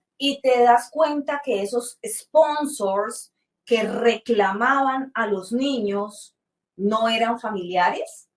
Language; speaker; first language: Spanish; native; Spanish